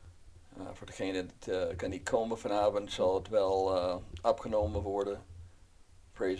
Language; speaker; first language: Dutch; non-native, fluent; English